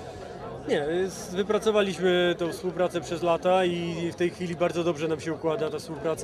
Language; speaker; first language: Polish; native; Polish